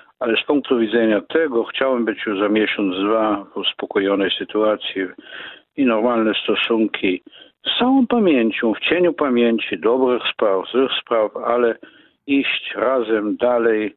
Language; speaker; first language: Polish; non-native, fluent; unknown